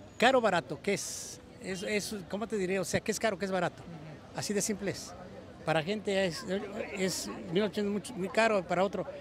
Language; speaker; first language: Spanish; native; Spanish